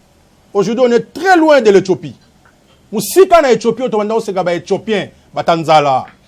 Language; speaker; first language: French; non-native, local second language; Lingala